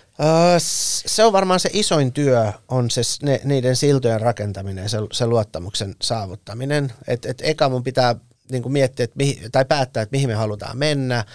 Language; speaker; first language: Finnish; early bilingual, other home language; Persian